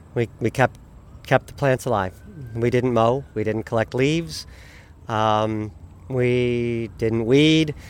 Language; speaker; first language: English; native; English